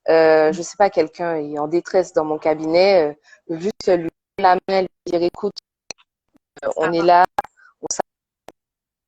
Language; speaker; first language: French; native; French